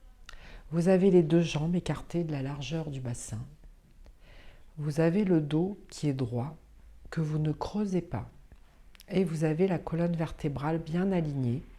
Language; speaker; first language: French; native; French